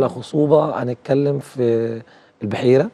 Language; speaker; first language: Arabic; native; Arabic